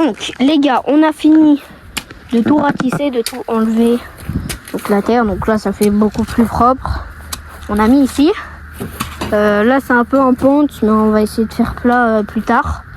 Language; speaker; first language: French; native; French